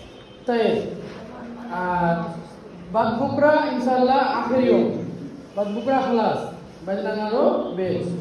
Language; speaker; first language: Arabic; non-native, learner; Bangla